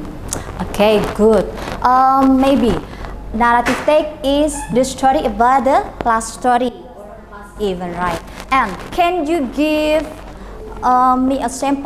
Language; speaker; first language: English; non-native, learner; Indonesian